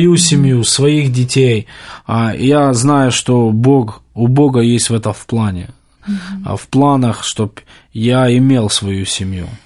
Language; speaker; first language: Russian; native; Russian